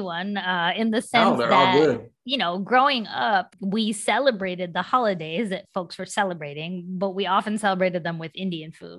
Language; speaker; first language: English; native; English